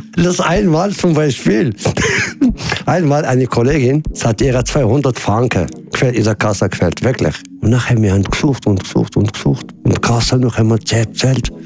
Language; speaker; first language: German; non-native, learner; Arabic